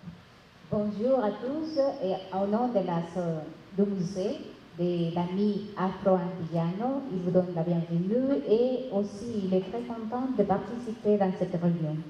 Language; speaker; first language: French; non-native, fluent; Spanish